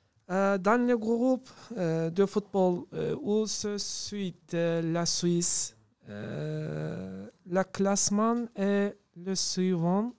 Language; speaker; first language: French; non-native, learner; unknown